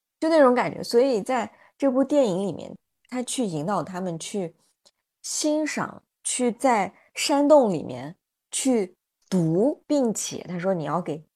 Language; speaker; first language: Chinese; non-native, local second language; Uyghur